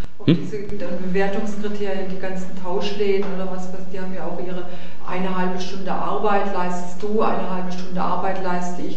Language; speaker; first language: German; native; German